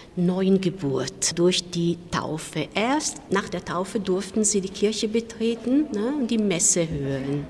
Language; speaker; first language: German; non-native, fluent; Italian